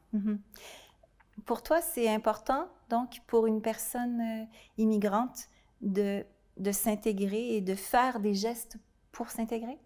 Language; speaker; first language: French; native; French